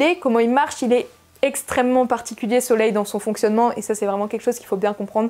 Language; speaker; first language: French; native; French